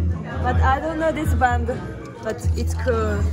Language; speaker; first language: English; non-native, learner; Japanese